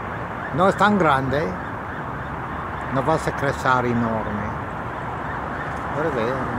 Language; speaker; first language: Spanish; non-native, learner; English